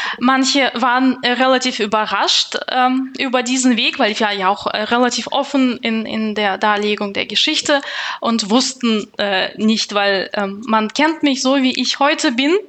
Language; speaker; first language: German; non-native, fluent; Russian